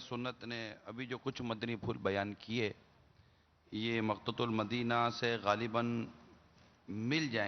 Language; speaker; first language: Urdu; native; Urdu